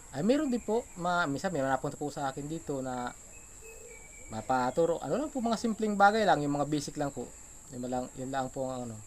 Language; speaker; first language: Filipino; native; Filipino